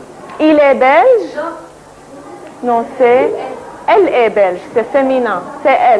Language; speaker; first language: French; non-native, fluent; Arabic